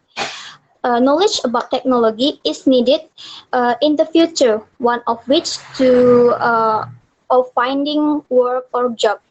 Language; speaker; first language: English; non-native, learner; Indonesian